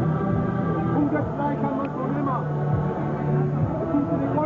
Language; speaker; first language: German; non-native, learner; Spanish